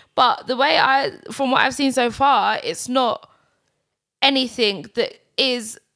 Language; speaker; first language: English; native; English